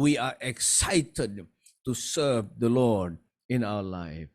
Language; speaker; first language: English; non-native, local second language; Malay